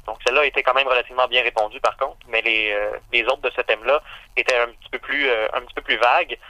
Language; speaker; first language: French; native; French